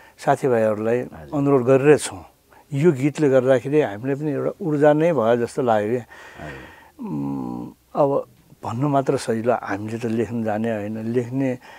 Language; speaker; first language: Nepali; non-native, local second language; Newari